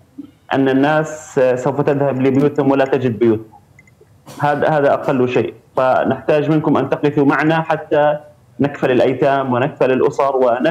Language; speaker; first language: Arabic; native; Arabic